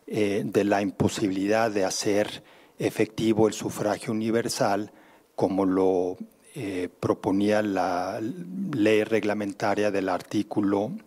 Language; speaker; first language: Spanish; native; Spanish